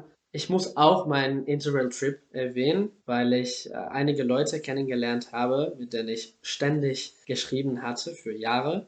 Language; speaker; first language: German; non-native, fluent; Spanish